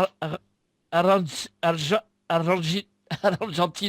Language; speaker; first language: Spanish; non-native, learner; French